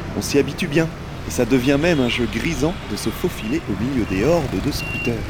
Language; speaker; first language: French; native; French